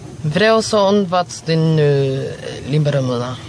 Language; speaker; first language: Romanian; non-native, learner; Filipino